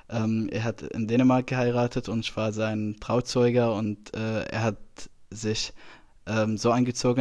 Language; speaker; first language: German; non-native, fluent; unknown